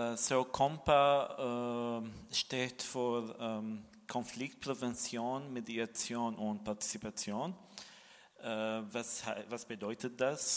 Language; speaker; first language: German; non-native, fluent; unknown